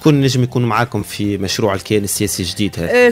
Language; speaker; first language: Arabic; native; Arabic